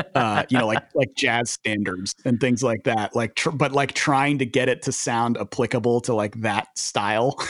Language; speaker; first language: English; early bilingual, other home language; Italian